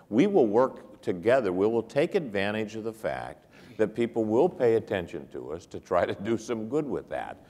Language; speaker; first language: English; native; English